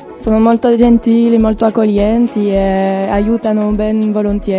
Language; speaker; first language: Italian; non-native, fluent; French